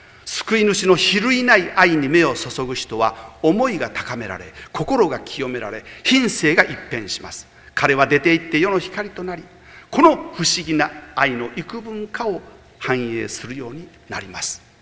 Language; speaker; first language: Japanese; native; Japanese